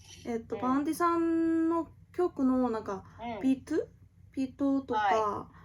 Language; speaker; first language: Japanese; non-native, learner; Korean